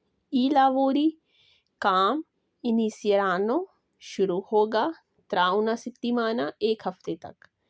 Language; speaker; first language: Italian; non-native, fluent; Urdu